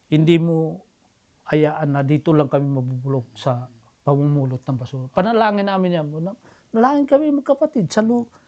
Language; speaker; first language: Filipino; non-native, local second language; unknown